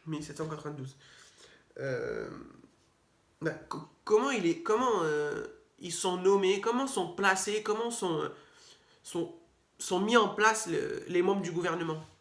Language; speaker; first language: French; native; French